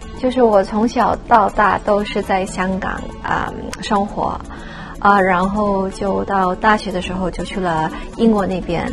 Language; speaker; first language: Chinese; non-native, local second language; Cantonese